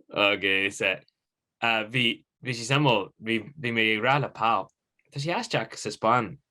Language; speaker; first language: Irish; non-native, local second language; English